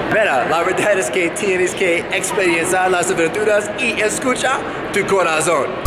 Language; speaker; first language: Spanish; non-native, learner; English